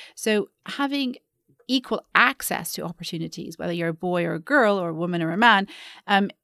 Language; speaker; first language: English; native; English